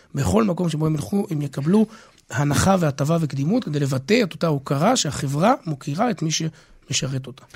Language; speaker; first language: Hebrew; native; Hebrew